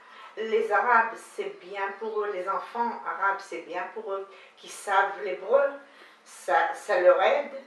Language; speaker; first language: French; non-native, learner; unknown